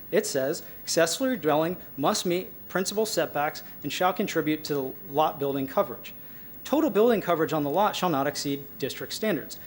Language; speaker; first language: English; native; English